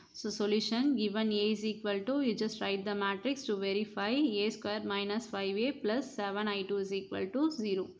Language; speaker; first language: English; non-native, local second language; Tamil